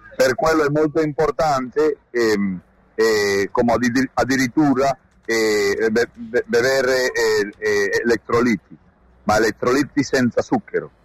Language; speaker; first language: Italian; non-native, learner; Spanish